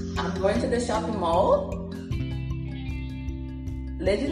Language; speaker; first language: English; non-native, fluent; Portuguese